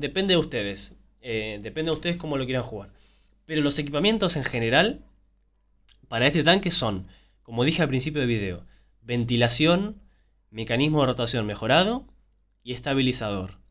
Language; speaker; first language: Spanish; native; Spanish